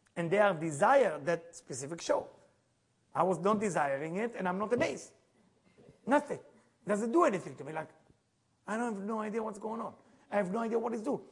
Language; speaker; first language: English; non-native, fluent; Hebrew